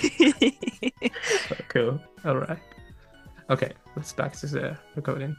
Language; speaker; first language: English; non-native, fluent; Japanese